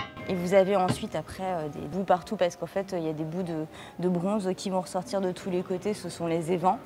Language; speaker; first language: French; native; French